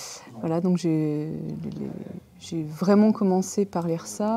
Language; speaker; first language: French; native; French